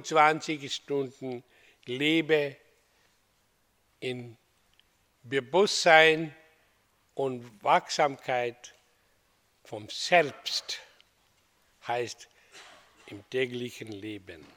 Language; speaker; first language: German; non-native, learner; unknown